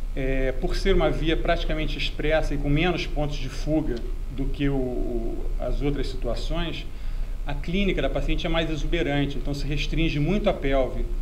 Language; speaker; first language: Portuguese; native; Portuguese